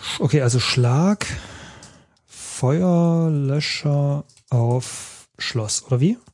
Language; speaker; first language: German; native; German